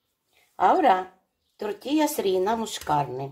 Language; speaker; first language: Spanish; non-native, learner; Ukrainian